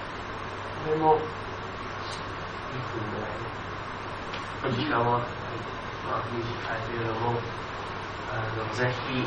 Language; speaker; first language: Japanese; non-native, fluent; English